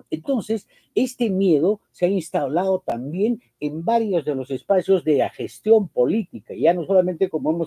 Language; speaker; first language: Spanish; native; Spanish